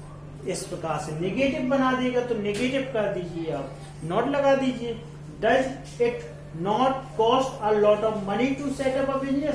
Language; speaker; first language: Hindi; native; Hindi